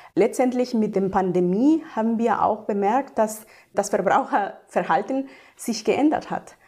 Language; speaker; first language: German; non-native, fluent; Spanish